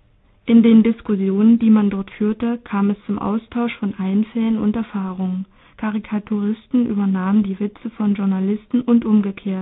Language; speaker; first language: German; native; German